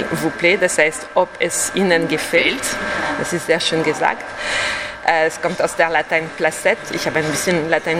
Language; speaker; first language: German; non-native, fluent; French